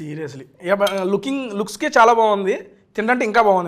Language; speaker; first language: Telugu; native; Telugu